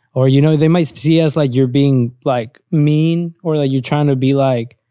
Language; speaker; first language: English; early bilingual, other home language; Spanish